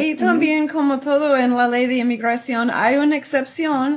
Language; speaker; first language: Spanish; non-native, fluent; English